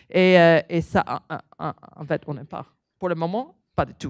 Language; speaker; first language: French; non-native, learner; English